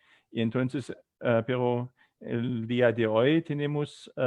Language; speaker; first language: Spanish; non-native, fluent; German